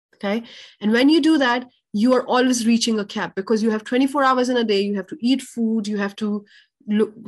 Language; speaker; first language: English; non-native, local second language; Urdu